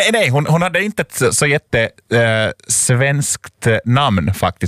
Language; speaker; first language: Swedish; native; Swedish